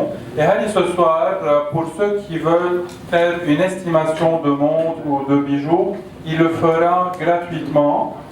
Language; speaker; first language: French; non-native, local second language; Arabic